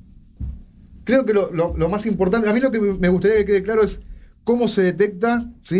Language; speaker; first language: Spanish; native; Spanish